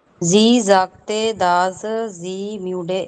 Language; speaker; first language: German; non-native, learner; Hindi